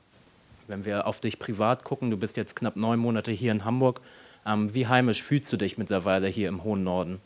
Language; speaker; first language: German; native; German